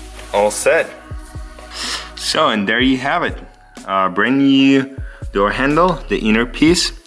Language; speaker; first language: English; non-native, fluent; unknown